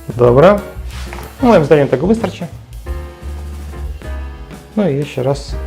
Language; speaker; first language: Polish; non-native, learner; Ukrainian